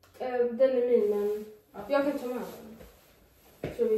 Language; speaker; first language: Swedish; early bilingual, other home language; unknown